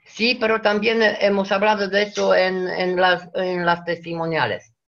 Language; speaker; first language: Spanish; non-native, fluent; Romanian